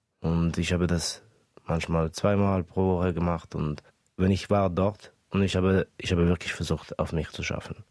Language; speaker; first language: German; early bilingual, other home language; Estonian